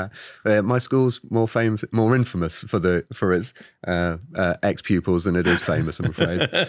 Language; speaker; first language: English; native; English